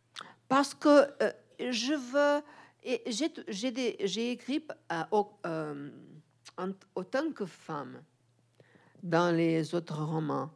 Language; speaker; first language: French; non-native, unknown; Portuguese